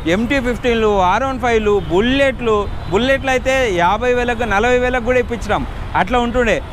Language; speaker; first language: Telugu; native; Telugu